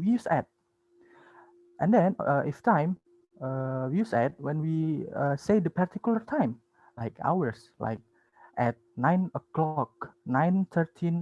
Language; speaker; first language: English; non-native, learner; Indonesian